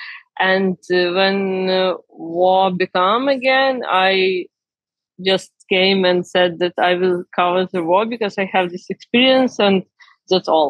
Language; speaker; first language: English; non-native, learner; Ukrainian